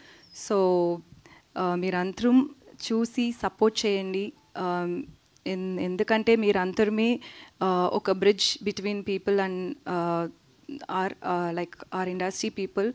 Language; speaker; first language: Telugu; non-native, learner; Tamil